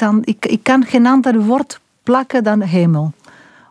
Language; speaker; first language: Dutch; non-native, fluent; French